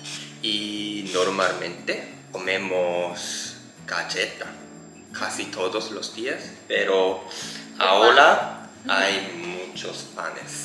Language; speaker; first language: Spanish; non-native, learner; Japanese